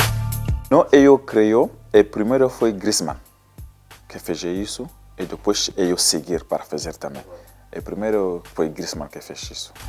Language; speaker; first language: Portuguese; non-native, learner; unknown